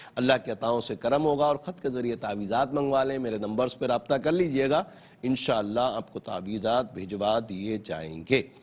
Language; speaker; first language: Urdu; native; Urdu